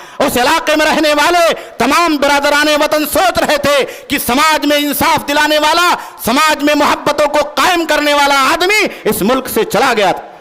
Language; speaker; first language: Urdu; native; Urdu